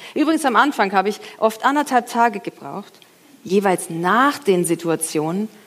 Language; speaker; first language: German; native; German